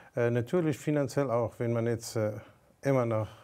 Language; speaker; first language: German; non-native, fluent; Persian